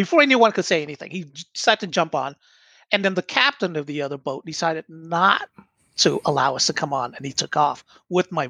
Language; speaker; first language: English; early bilingual, other home language; Vietnamese